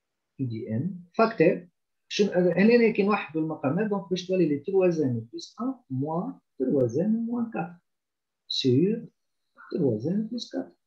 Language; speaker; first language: French; non-native, local second language; Arabic